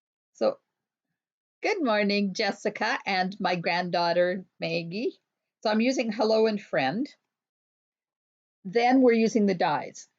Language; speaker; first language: English; native; English